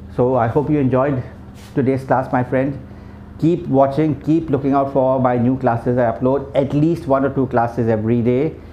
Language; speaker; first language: English; non-native, local second language; Urdu